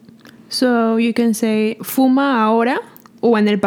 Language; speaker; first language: Spanish; early bilingual, heritage; English